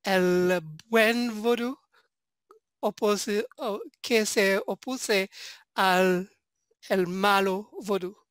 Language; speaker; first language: Spanish; non-native, fluent; French